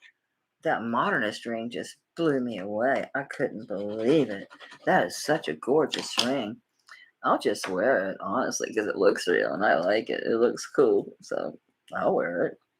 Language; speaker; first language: English; native; English